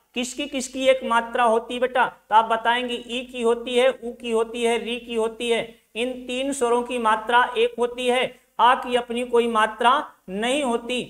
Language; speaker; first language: Hindi; native; Hindi